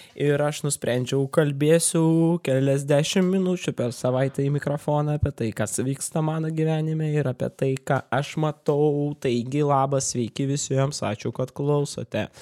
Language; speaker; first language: Lithuanian; non-native, local second language; Russian